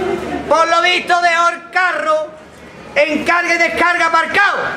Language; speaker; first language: Spanish; native; Spanish